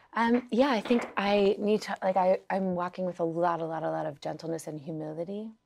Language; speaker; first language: English; early bilingual, other home language; Yiddish